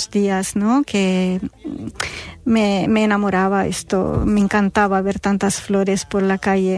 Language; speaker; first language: Spanish; non-native, fluent; Arabic